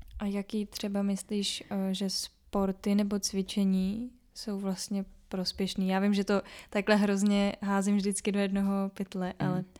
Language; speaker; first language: Czech; native; Czech